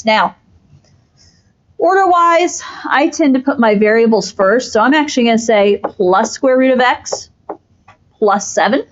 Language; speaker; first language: English; native; English